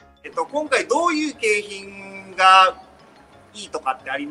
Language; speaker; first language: Japanese; native; Japanese